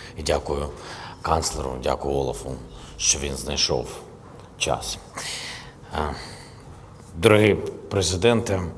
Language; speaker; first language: Ukrainian; non-native, local second language; Russian